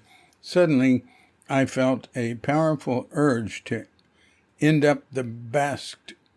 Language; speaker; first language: English; native; English